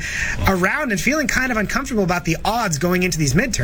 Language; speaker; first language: English; native; English